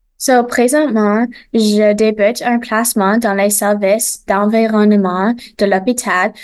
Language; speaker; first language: French; non-native, local second language; English